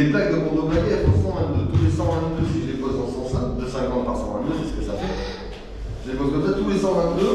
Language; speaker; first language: French; native; French